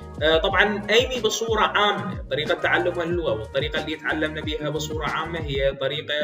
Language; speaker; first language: Arabic; native; Arabic